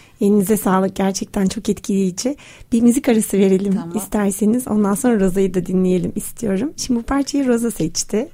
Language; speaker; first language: Turkish; native; Turkish